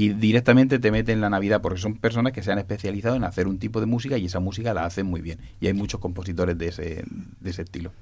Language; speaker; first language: Spanish; native; Spanish